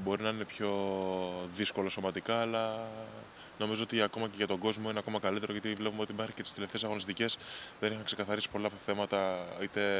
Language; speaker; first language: Greek; native; Greek